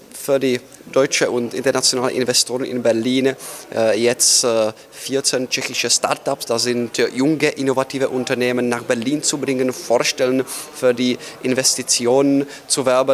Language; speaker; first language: German; non-native, fluent; Czech